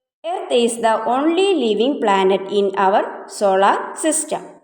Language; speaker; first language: English; non-native, local second language; Malayalam